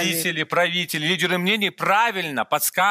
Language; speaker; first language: Russian; native; Russian